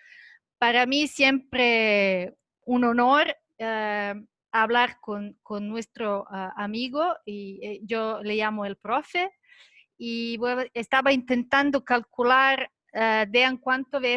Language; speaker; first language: Spanish; non-native, fluent; Serbian